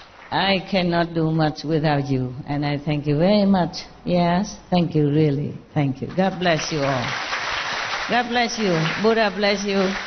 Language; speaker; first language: English; non-native, fluent; Vietnamese